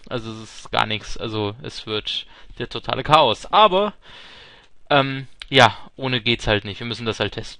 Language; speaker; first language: German; native; German